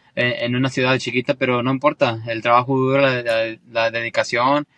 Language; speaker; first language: Spanish; early bilingual, heritage; Spanish